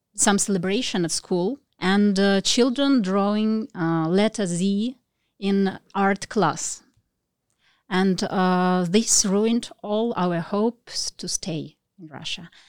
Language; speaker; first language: English; non-native, learner; Russian